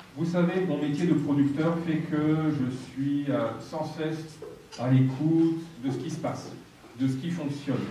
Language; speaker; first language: French; native; French